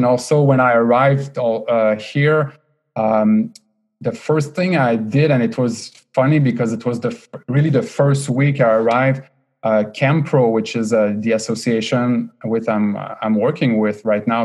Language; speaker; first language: English; non-native, fluent; French